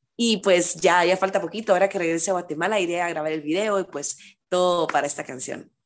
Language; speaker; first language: Spanish; native; Spanish